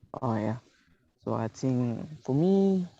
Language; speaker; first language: English; non-native, learner; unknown